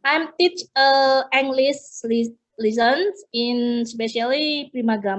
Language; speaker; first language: English; non-native, learner; Indonesian